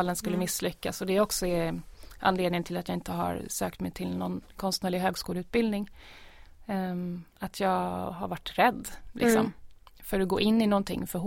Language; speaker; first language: Swedish; native; Swedish